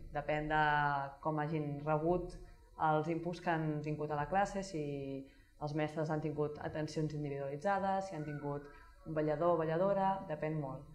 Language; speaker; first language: Catalan; native; Catalan